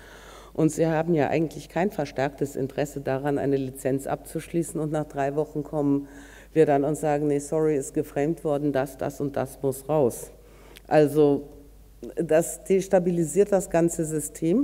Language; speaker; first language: German; native; German